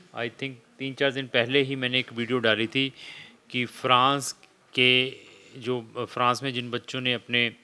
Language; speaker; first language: Hindi; non-native, local second language; Punjabi